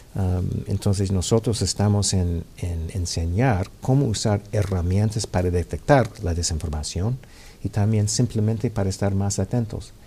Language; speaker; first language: Spanish; non-native, fluent; English